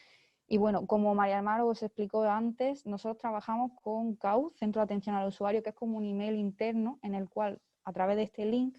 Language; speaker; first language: Spanish; native; Spanish